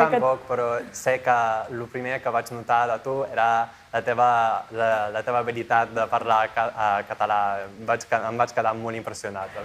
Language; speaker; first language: Catalan; non-native, fluent; English